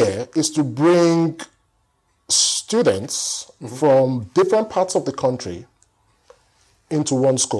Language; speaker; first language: English; non-native, local second language; Yoruba